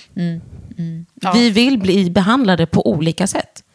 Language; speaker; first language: Swedish; early bilingual, other home language; Wolof